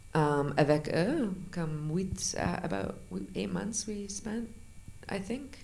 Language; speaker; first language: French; non-native, local second language; English